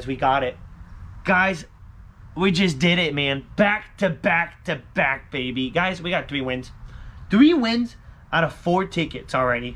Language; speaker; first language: English; native; English